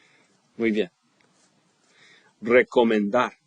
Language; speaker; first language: Spanish; non-native, fluent; English